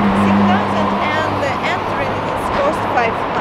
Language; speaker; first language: English; non-native, learner; Russian